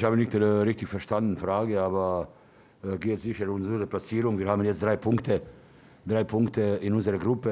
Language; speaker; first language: German; non-native, fluent; Russian